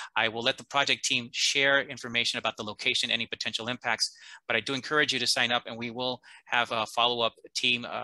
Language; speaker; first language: English; early bilingual, other home language; Spanish